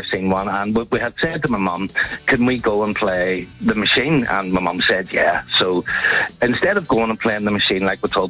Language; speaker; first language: English; native; English